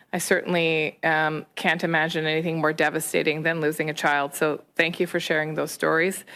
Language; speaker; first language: English; native; English